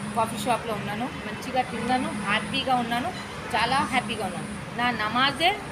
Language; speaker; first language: Telugu; non-native, local second language; Urdu